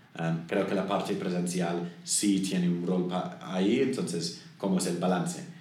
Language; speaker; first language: Spanish; non-native, fluent; English